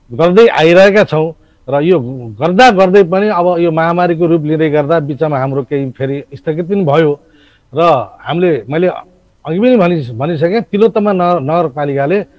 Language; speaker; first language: Nepali; native; Nepali